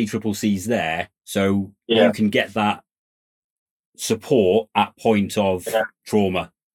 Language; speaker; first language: English; native; English